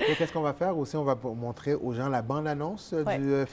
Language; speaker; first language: French; native; French